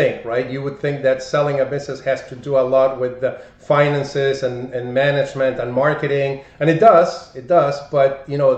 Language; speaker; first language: English; non-native, fluent; Spanish